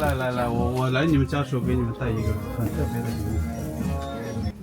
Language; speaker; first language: Chinese; non-native, fluent; Tibetan